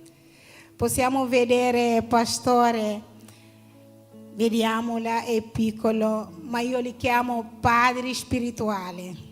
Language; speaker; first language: Italian; non-native, learner; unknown